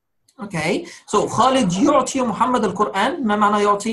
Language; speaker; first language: Arabic; native; Arabic